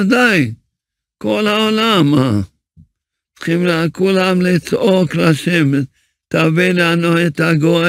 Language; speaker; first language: Hebrew; early bilingual, other home language; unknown